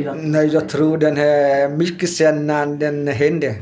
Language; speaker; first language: Swedish; non-native, learner; Vietnamese